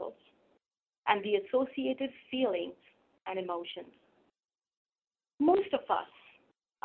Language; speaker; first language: English; non-native, local second language; Hindi